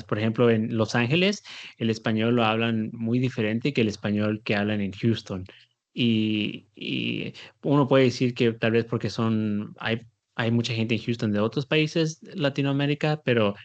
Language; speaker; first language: Spanish; early bilingual, heritage; Spanish